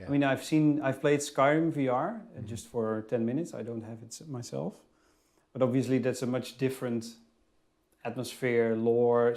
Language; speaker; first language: English; non-native, fluent; Dutch